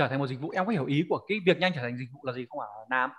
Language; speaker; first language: Vietnamese; native; Vietnamese